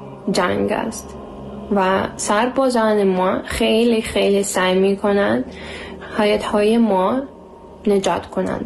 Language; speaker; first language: Persian; non-native, learner; Ukrainian